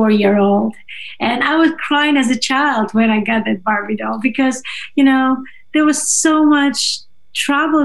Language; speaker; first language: English; non-native, fluent; Russian